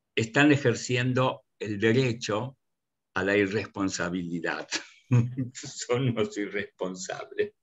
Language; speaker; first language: Spanish; early bilingual, other home language; Russian